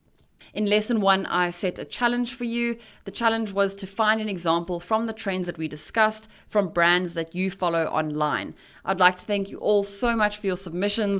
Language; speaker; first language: English; native; English